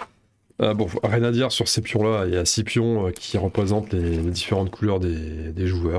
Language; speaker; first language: French; native; French